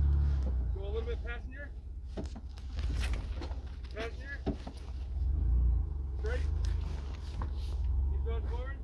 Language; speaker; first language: English; native; English